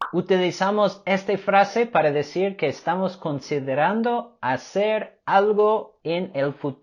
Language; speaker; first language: Spanish; non-native, fluent; English